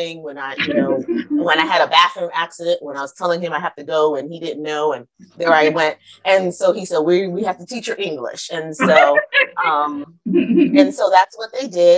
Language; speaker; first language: English; early bilingual, other home language; Akan